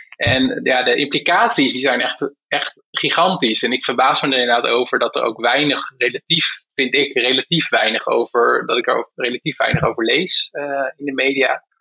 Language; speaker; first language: Dutch; native; Dutch